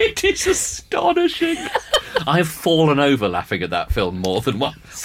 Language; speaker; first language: English; early bilingual, other home language; Spanish